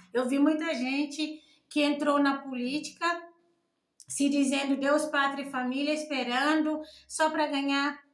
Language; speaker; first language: Portuguese; non-native, local second language; Kabuverdianu